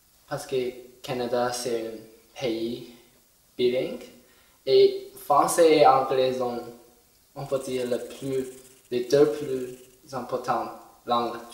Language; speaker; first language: French; non-native, learner; Chinese